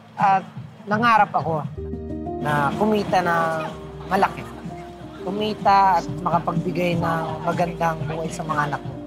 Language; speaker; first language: Filipino; non-native, local second language; Bikol